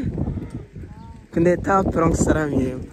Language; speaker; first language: Korean; non-native, learner; French